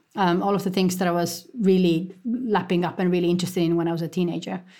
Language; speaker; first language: English; non-native, fluent; Estonian